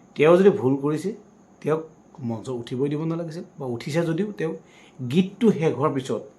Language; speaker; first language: Assamese; native; Assamese